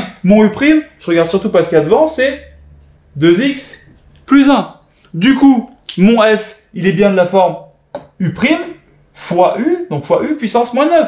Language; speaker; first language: French; native; French